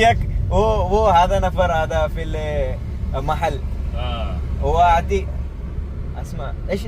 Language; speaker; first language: Arabic; non-native, learner; Hindi